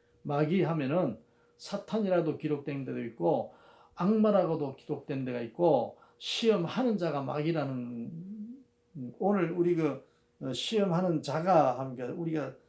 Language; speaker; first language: Korean; native; Korean